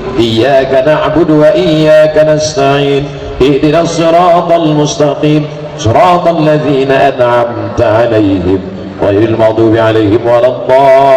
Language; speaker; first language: Indonesian; native; Indonesian